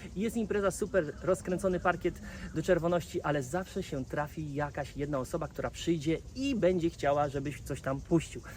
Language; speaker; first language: Polish; native; Polish